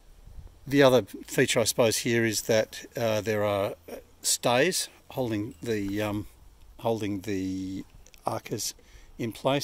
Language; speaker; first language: English; native; English